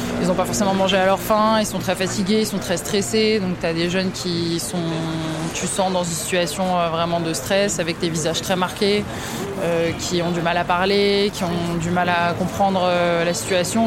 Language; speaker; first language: French; native; French